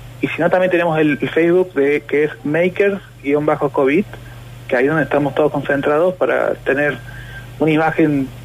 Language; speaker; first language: Spanish; native; Spanish